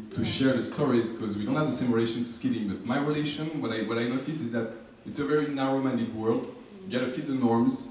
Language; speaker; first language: English; non-native, fluent; French